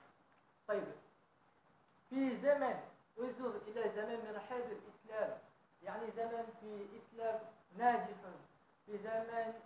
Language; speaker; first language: Arabic; non-native, learner; Malay